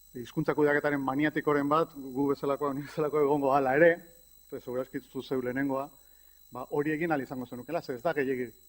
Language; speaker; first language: Basque; native; Basque